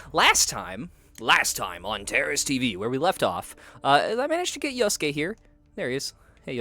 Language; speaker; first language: English; native; English